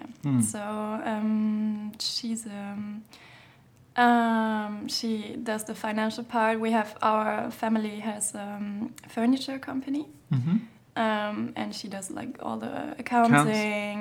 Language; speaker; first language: English; non-native, fluent; German